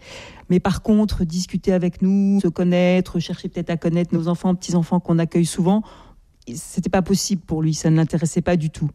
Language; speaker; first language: French; native; French